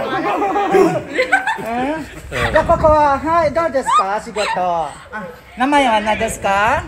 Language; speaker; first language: Japanese; non-native, learner; Filipino